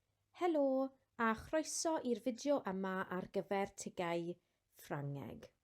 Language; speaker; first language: Welsh; non-native, local second language; English